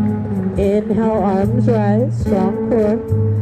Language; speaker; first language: English; native; English